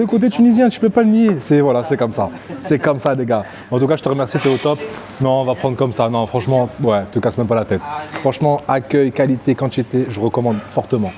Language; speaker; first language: French; native; French